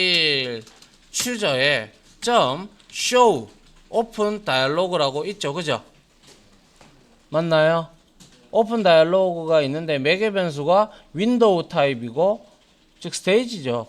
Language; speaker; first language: Korean; native; Korean